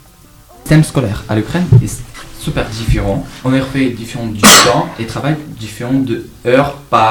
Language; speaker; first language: French; non-native, learner; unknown